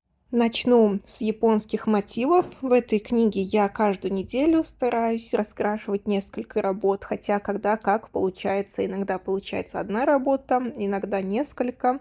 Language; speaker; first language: Russian; native; Russian